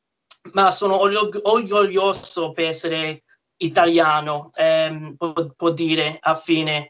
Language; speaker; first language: Italian; early bilingual, heritage; English